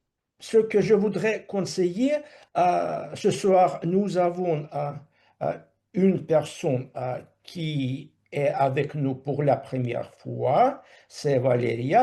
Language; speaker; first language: French; non-native, fluent; Russian